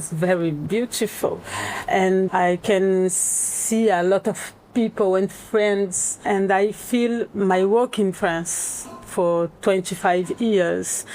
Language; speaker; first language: English; non-native, learner; Portuguese